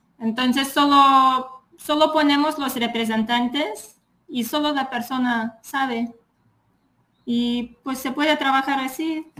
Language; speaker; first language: Spanish; non-native, fluent; Lithuanian